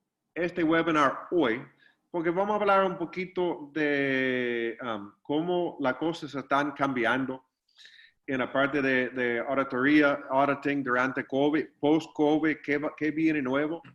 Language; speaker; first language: Spanish; non-native, fluent; English